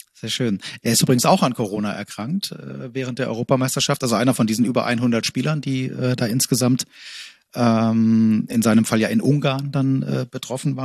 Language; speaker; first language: German; native; German